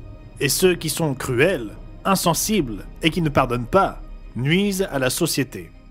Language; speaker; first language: French; native; French